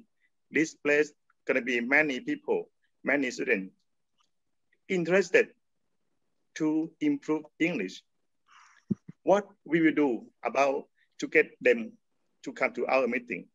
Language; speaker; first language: English; non-native, learner; Thai